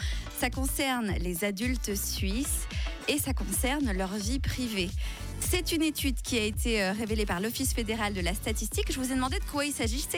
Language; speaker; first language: French; native; French